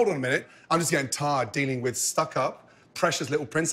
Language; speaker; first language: English; native; English